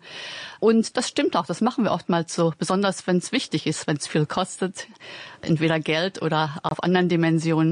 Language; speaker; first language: German; native; German